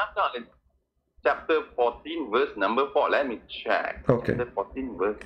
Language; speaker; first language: English; non-native, local second language; Malay